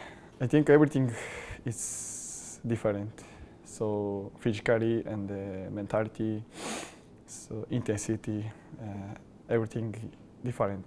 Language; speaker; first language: English; non-native, learner; Japanese